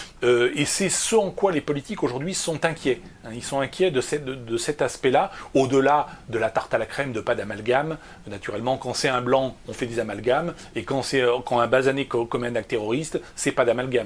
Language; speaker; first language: French; native; French